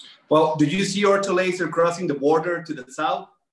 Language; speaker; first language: English; non-native, fluent; Spanish